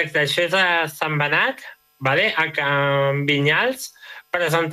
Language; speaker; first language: Catalan; native; Catalan